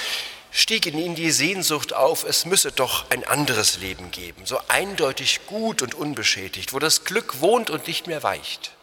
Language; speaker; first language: German; native; German